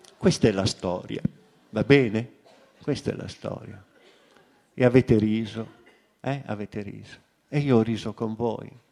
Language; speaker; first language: Italian; native; Italian